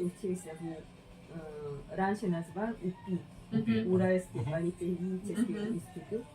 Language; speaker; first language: Russian; non-native, fluent; Korean